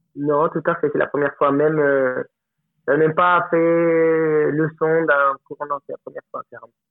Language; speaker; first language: French; non-native, fluent; Spanish